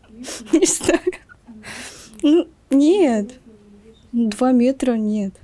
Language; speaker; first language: Russian; non-native, local second language; Turkmen